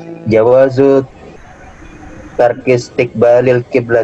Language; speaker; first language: Arabic; non-native, learner; Indonesian